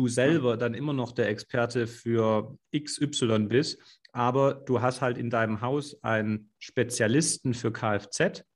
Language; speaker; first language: German; native; German